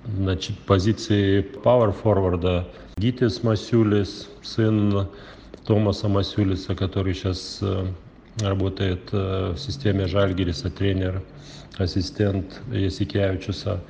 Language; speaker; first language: Russian; non-native, local second language; Lithuanian